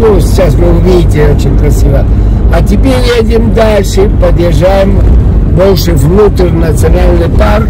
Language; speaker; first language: Russian; early bilingual, heritage; Spanish